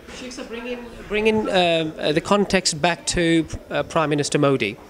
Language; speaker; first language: English; non-native, local second language; Urdu